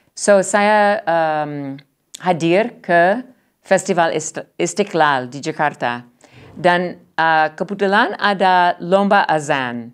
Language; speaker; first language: Indonesian; non-native, learner; English